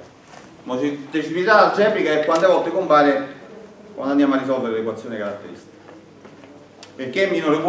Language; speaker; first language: Italian; native; Italian